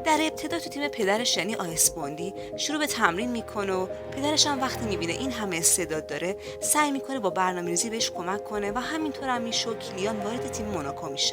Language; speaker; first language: Persian; native; Persian